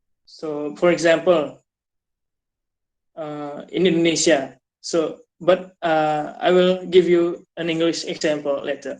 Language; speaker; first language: English; non-native, fluent; Indonesian